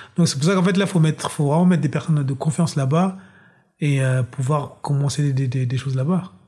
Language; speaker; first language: French; early bilingual, other home language; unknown